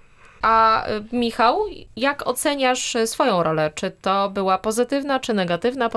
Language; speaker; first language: Polish; native; Polish